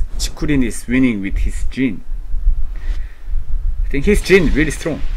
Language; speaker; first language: English; non-native, learner; Korean